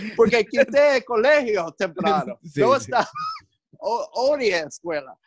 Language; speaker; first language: Spanish; non-native, learner; English